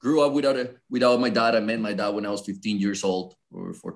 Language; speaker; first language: English; non-native, fluent; Spanish